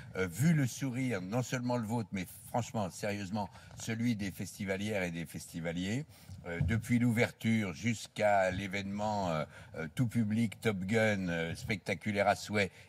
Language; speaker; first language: French; native; French